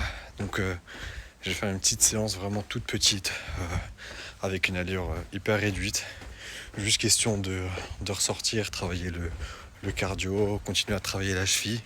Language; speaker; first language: French; native; French